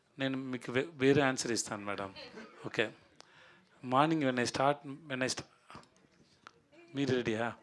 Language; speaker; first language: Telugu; non-native, learner; Tamil